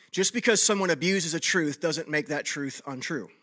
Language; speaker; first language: English; native; English